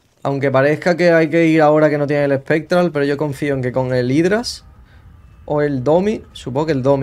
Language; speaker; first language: Spanish; native; Spanish